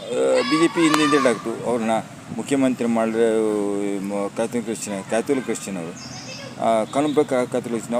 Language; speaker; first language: Kannada; native; Kannada